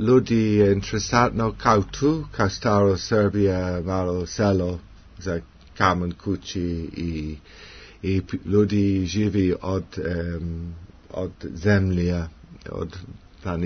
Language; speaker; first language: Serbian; non-native, learner; English